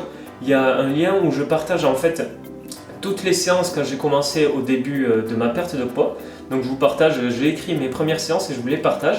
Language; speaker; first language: French; native; French